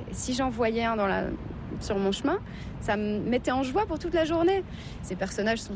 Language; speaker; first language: French; native; French